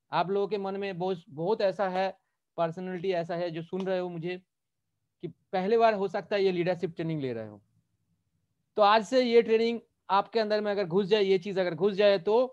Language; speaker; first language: Hindi; non-native, local second language; Bangla